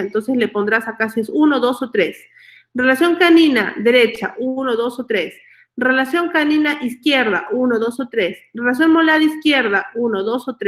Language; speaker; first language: Spanish; native; Spanish